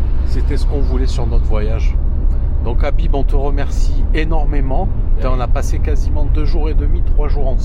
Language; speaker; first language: French; native; French